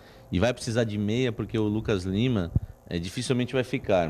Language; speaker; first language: Portuguese; native; Portuguese